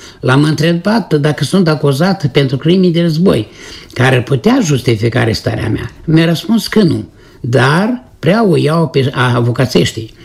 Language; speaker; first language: Romanian; native; Romanian